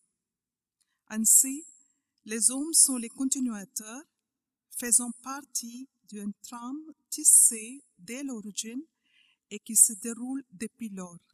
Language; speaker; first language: French; non-native, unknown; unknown